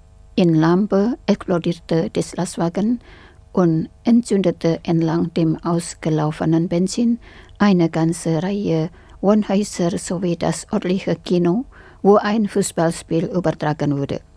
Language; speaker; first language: German; non-native, fluent; Indonesian